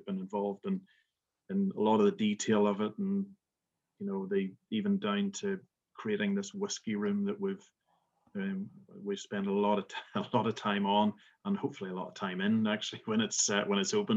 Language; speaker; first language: English; native; English